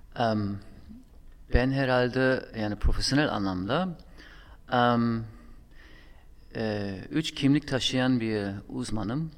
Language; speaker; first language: Turkish; non-native, fluent; German